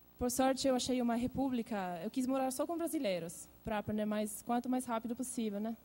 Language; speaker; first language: Portuguese; non-native, fluent; Italian